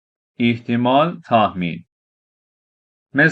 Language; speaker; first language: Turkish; non-native, fluent; Persian